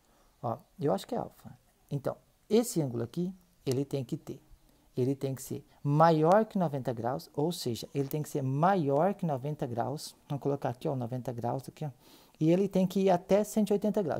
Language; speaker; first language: Portuguese; native; Portuguese